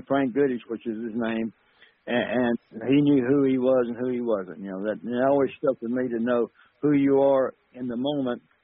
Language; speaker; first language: English; native; English